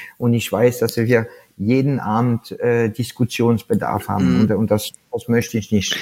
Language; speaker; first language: German; non-native, fluent; French